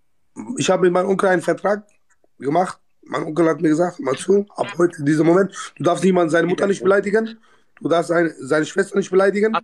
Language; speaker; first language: German; non-native, learner; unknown